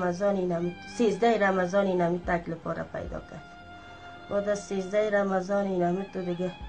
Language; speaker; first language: Persian; native; Persian